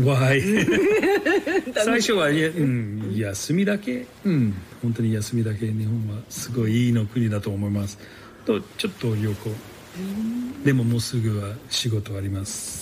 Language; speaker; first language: Japanese; non-native, learner; English